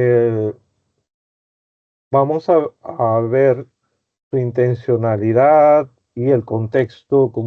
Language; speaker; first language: Spanish; native; Spanish